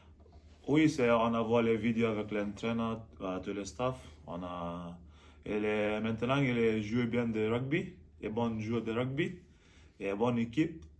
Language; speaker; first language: French; non-native, learner; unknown